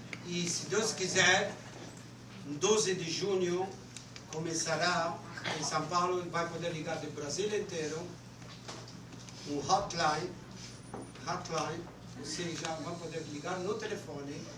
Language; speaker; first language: Portuguese; non-native, fluent; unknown